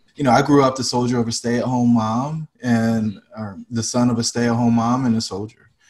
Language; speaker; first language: English; native; English